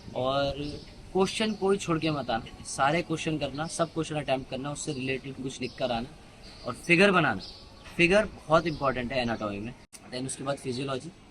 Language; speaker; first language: Hindi; native; Hindi